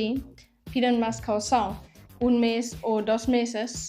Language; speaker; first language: Spanish; non-native, fluent; German